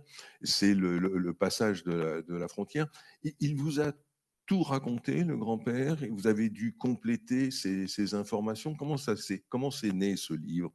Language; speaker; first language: French; native; French